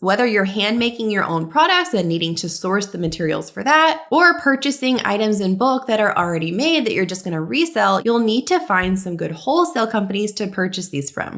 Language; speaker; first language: English; native; English